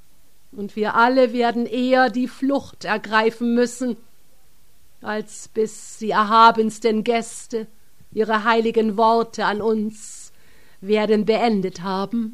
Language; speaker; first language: German; native; German